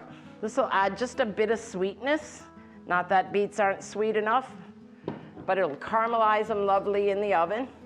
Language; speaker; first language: English; native; English